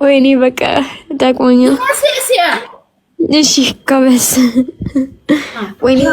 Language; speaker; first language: Amharic; non-native, learner; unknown